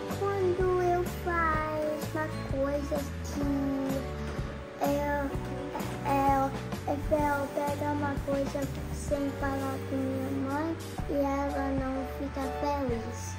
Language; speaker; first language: Portuguese; early bilingual, heritage; Portuguese